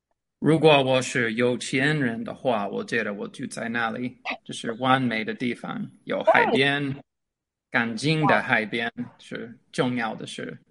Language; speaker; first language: Chinese; non-native, fluent; English